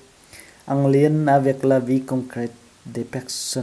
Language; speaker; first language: French; non-native, fluent; Vietnamese